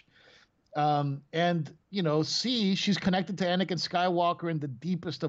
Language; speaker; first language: English; non-native, fluent; Spanish